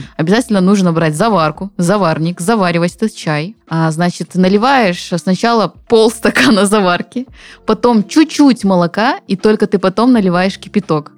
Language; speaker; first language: Russian; native; Russian